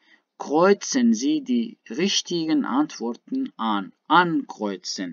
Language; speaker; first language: German; non-native, fluent; Baluchi